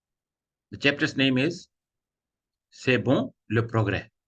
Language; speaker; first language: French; non-native, fluent; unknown